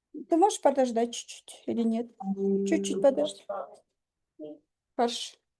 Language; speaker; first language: Russian; non-native, local second language; Kyrgyz